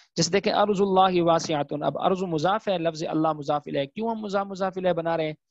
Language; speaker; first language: Urdu; native; Urdu